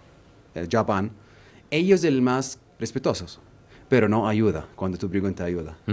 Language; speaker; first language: Spanish; non-native, learner; Arabic